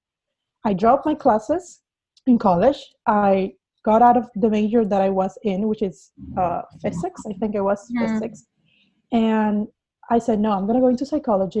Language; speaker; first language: English; non-native, fluent; Spanish